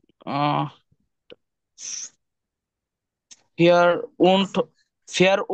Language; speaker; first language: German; non-native, learner; Bangla